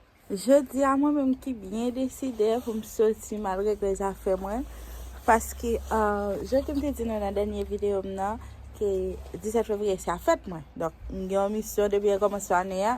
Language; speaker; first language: French; non-native, learner; Haitian Creole